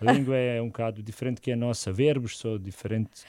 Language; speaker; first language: Portuguese; non-native, learner; Croatian